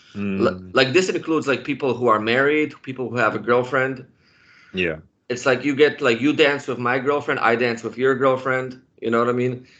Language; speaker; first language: English; non-native, fluent; Polish